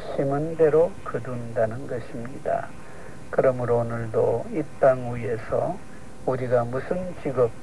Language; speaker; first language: Korean; native; Korean